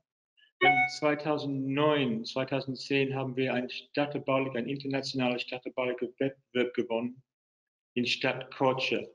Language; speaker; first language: German; non-native, fluent; English